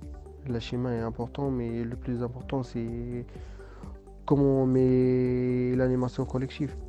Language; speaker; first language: French; non-native, local second language; Arabic